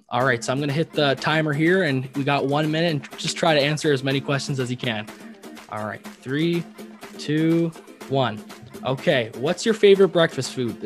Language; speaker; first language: English; native; English